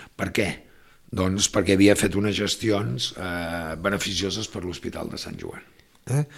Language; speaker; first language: Catalan; native; Catalan